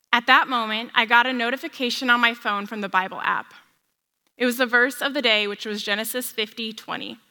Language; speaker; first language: English; native; English